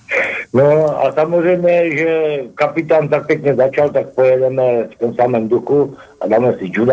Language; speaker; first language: Czech; native; Czech